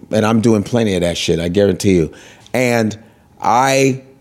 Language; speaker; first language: English; native; English